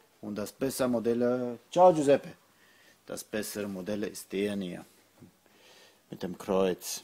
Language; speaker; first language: German; non-native, learner; Italian